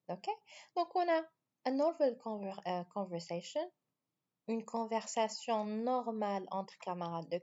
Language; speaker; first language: French; non-native, fluent; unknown